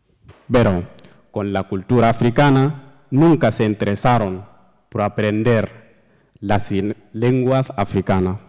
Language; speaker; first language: Spanish; non-native, learner; Fula